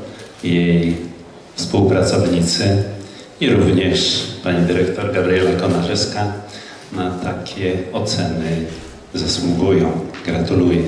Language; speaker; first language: Polish; native; Polish